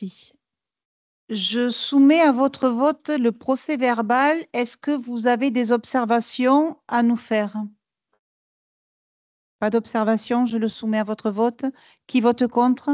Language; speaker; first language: French; native; French